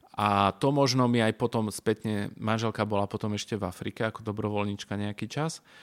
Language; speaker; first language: Slovak; native; Slovak